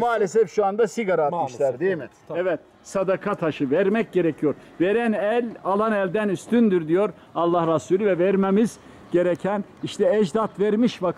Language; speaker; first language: Turkish; native; Turkish